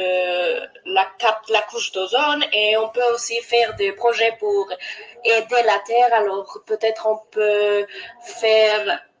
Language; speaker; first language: French; non-native, learner; English